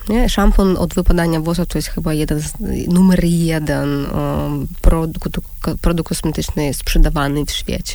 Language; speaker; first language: Polish; non-native, fluent; Russian